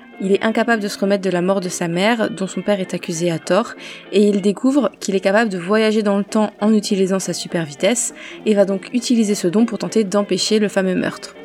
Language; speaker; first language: French; native; French